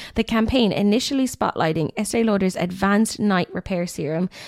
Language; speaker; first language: English; native; English